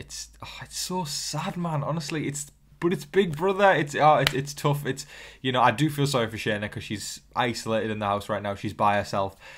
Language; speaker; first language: English; native; English